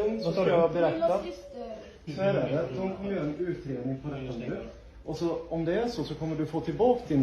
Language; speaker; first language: Swedish; native; Swedish